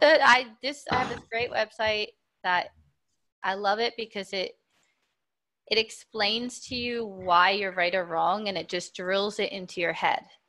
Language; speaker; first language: English; native; English